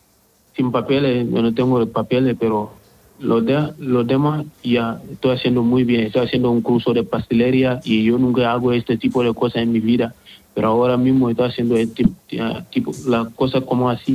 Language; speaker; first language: Spanish; non-native, learner; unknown